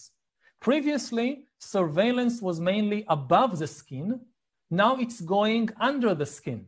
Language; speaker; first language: English; non-native, fluent; Hebrew